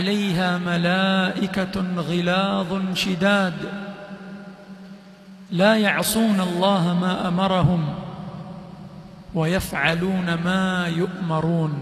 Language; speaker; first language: Arabic; non-native, fluent; Swahili